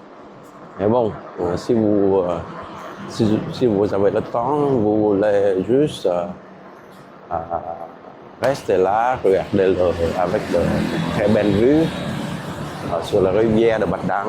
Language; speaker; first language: French; non-native, fluent; Vietnamese